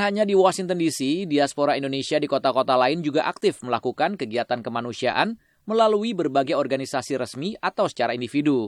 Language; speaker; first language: Indonesian; native; Indonesian